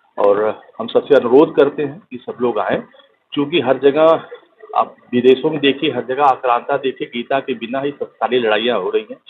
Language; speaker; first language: Hindi; native; Hindi